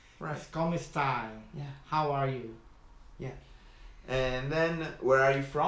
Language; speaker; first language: English; non-native, fluent; Italian